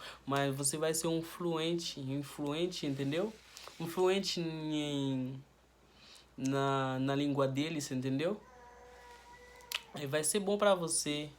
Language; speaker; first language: Portuguese; non-native, learner; Haitian Creole